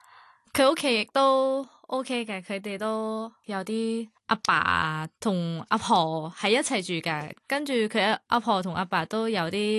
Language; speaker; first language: Cantonese; non-native, fluent; Thai